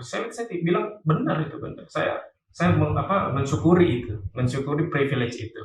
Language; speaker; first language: Indonesian; native; Indonesian